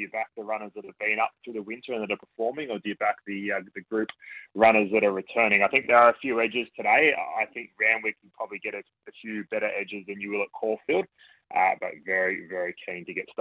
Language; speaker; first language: English; native; English